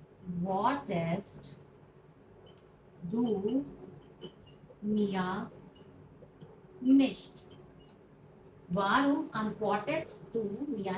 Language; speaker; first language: German; non-native, fluent; Hindi